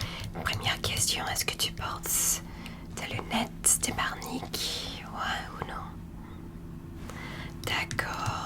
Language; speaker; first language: French; non-native, learner; English